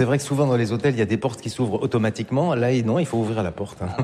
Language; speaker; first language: French; native; French